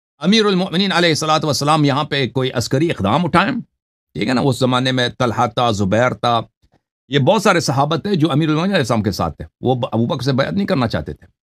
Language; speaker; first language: Urdu; non-native, local second language; Balti